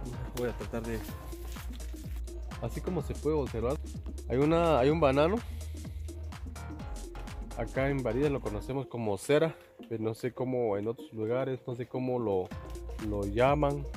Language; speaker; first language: Spanish; native; Spanish